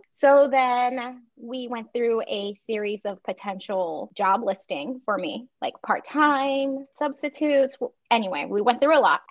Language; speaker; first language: English; non-native, fluent; Chinese